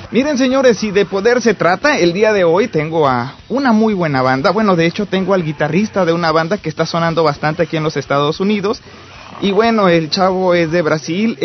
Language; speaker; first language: Spanish; native; Spanish